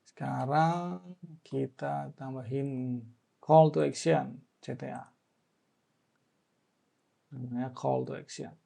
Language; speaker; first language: Indonesian; native; Indonesian